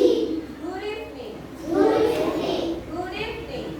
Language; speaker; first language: English; non-native, learner; Indonesian